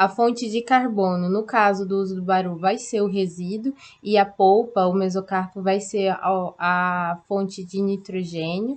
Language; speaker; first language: Portuguese; native; Portuguese